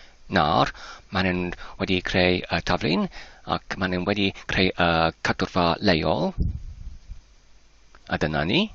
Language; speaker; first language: Welsh; non-native, learner; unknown